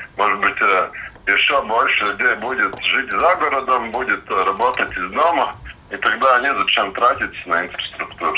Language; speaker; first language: Russian; non-native, local second language; Latvian